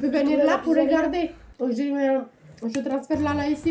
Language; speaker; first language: French; non-native, learner; Romanian